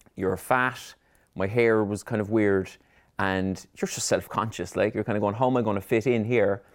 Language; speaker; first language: English; native; English